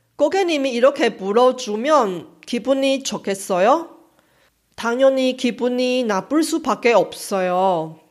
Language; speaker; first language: Korean; non-native, fluent; Chinese